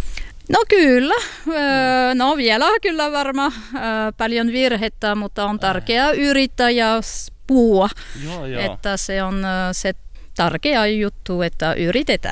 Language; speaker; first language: Finnish; non-native, fluent; French